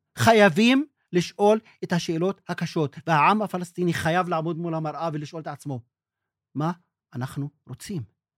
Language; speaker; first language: Hebrew; non-native, local second language; Arabic